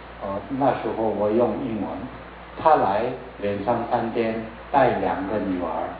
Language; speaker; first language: Chinese; non-native, learner; Korean